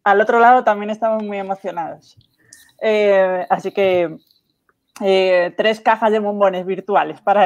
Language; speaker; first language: Spanish; native; Spanish